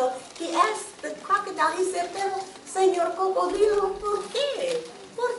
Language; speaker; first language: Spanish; non-native, learner; English